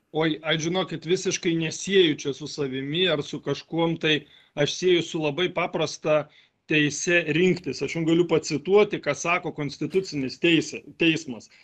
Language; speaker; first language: Lithuanian; native; Lithuanian